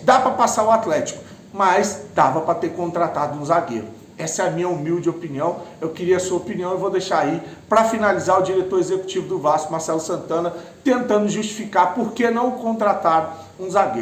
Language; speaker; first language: Portuguese; native; Portuguese